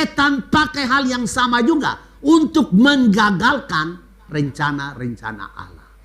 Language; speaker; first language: Indonesian; native; Indonesian